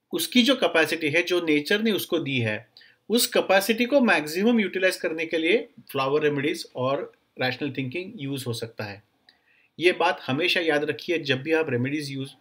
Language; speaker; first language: Hindi; non-native, local second language; Marathi